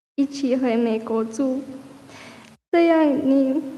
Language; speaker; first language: Chinese; early bilingual, heritage; Chinese